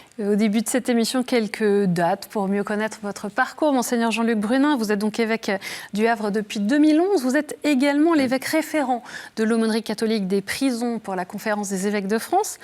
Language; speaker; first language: French; native; French